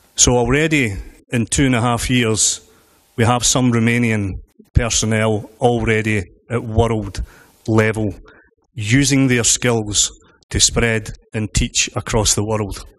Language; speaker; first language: English; native; English